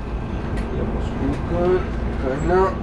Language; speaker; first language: German; non-native, learner; Arabic